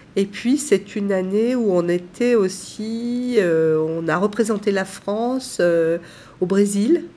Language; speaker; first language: French; native; French